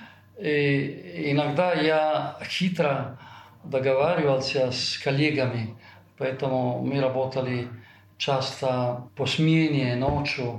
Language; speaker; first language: Russian; non-native, fluent; Italian